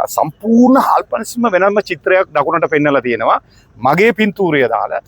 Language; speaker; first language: Sinhala; non-native, local second language; Tamil